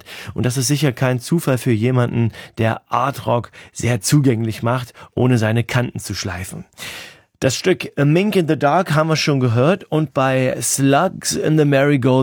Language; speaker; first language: German; native; German